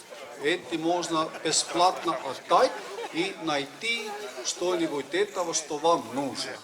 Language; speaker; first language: Russian; non-native, learner; Estonian